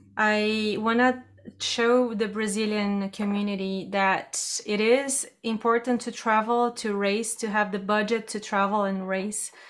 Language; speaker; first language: English; non-native, fluent; Portuguese